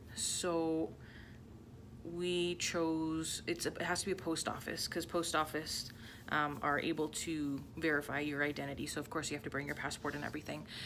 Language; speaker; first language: English; native; English